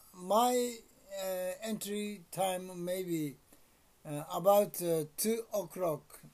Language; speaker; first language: English; non-native, learner; Japanese